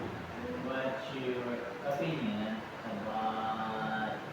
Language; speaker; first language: English; non-native, learner; Indonesian